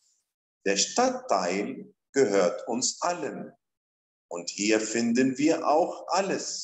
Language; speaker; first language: German; non-native, fluent; Arabic